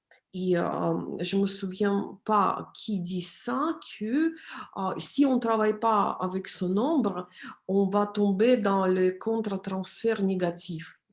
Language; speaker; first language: French; non-native, fluent; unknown